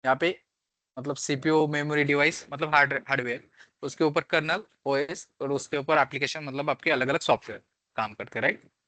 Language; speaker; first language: Hindi; non-native, local second language; Marathi